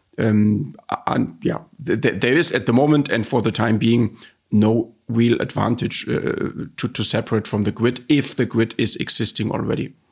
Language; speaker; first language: English; non-native, fluent; German